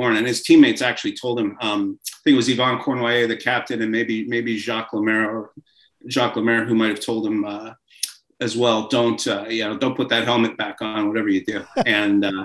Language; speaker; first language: English; native; English